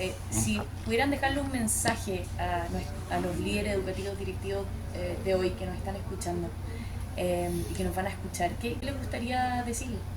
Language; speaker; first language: Spanish; native; Spanish